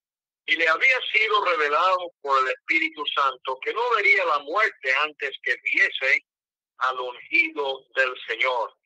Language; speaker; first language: Spanish; non-native, fluent; English